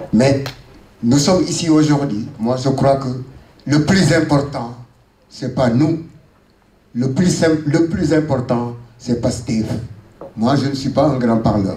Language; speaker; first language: French; non-native, local second language; Wolof